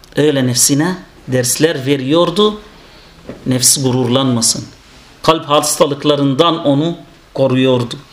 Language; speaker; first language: Turkish; non-native, fluent; Arabic